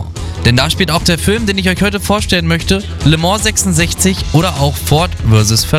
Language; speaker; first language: German; native; German